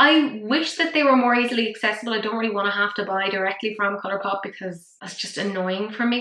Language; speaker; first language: English; native; English